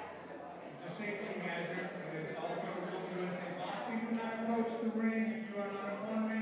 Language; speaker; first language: English; native; English